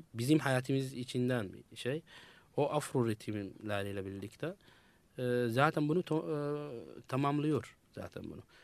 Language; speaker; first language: Turkish; non-native, fluent; Arabic